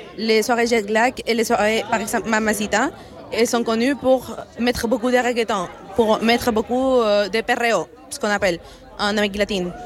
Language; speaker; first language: French; non-native, fluent; Spanish